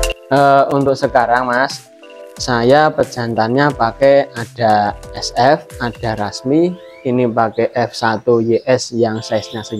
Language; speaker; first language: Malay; non-native, local second language; Javanese